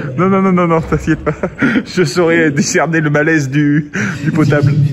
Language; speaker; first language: French; native; French